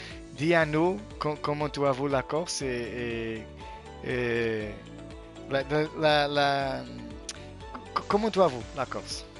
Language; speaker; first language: French; non-native, learner; Portuguese